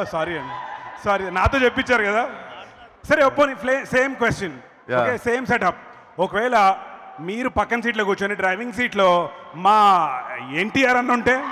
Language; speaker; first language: Telugu; native; Telugu